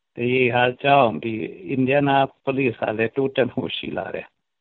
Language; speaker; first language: Burmese; non-native, local second language; Hakha Chin